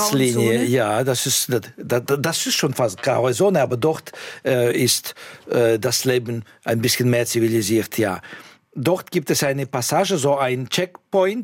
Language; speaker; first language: German; non-native, fluent; Russian